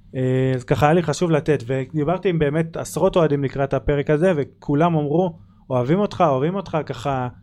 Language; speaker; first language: Hebrew; native; Hebrew